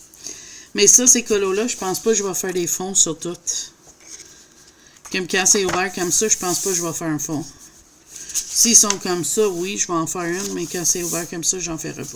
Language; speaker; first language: French; native; French